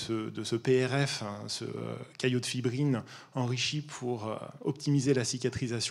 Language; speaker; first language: French; native; French